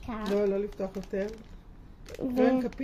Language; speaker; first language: Hebrew; native; Hebrew